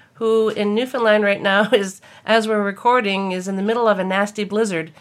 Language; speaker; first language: English; native; English